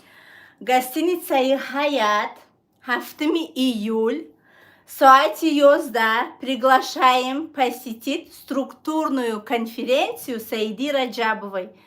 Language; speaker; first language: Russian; non-native, learner; Tajik